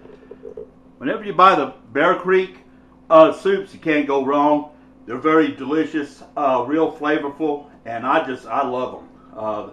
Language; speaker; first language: English; native; English